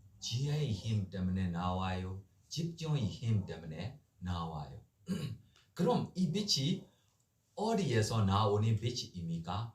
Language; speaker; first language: Korean; non-native, learner; Burmese